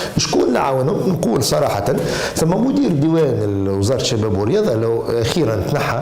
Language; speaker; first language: Arabic; native; Arabic